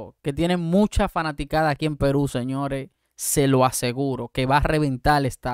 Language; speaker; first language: Spanish; native; Spanish